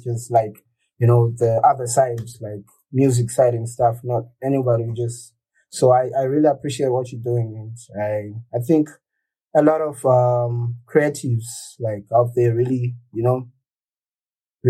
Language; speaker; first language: English; non-native, local second language; Shona